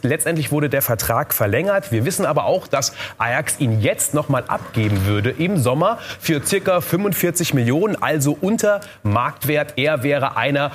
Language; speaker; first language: German; native; German